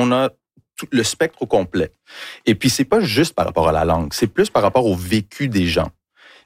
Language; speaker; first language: French; non-native, local second language; English